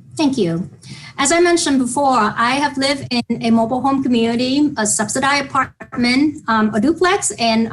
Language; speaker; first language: English; non-native, fluent; Vietnamese